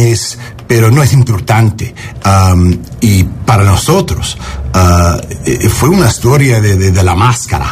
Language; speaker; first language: Spanish; non-native, learner; English